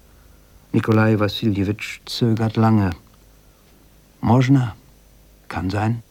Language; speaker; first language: German; native; German